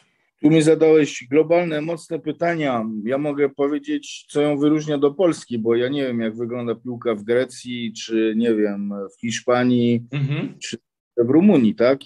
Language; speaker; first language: Polish; early bilingual, heritage; Polish